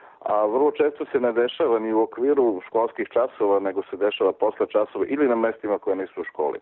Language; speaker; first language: Serbian; native; Serbian